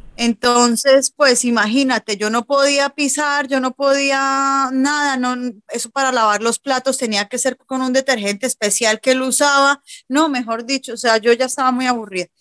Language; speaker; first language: Spanish; native; Spanish